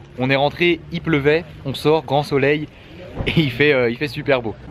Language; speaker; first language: French; native; French